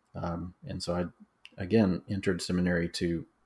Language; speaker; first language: English; native; English